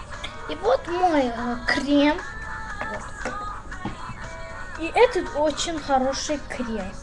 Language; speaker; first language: Russian; non-native, learner; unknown